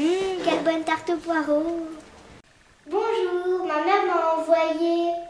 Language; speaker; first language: French; native; French